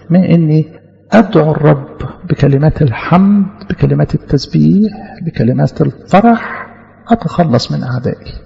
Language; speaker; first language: Arabic; native; Arabic